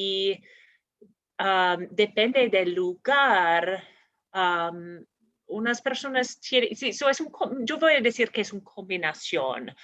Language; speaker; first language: Spanish; non-native, fluent; English